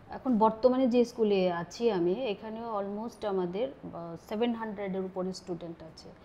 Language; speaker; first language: Bangla; non-native, local second language; Chakma